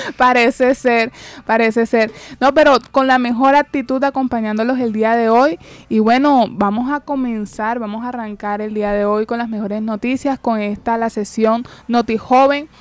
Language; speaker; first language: Spanish; native; Spanish